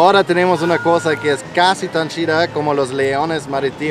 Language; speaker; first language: Spanish; non-native, learner; German